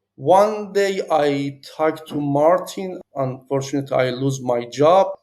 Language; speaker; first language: English; non-native, learner; Persian